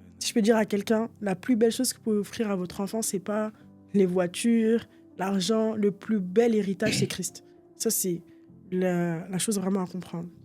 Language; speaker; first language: French; early bilingual, other home language; Portuguese